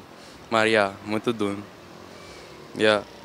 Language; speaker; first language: Dutch; non-native, local second language; Papiamento